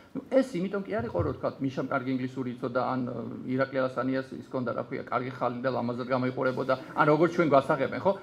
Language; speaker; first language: Georgian; native; Georgian